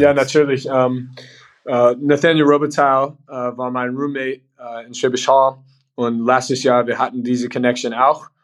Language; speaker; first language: German; non-native, learner; English